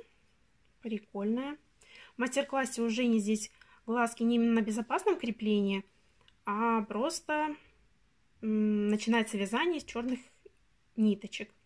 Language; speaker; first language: Russian; native; Russian